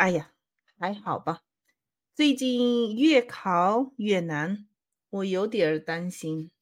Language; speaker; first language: Chinese; non-native, learner; Spanish